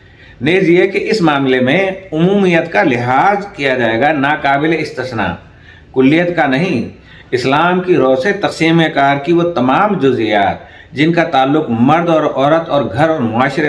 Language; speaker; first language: Urdu; native; Urdu